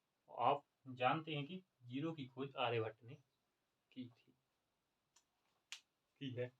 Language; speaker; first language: Hindi; native; Hindi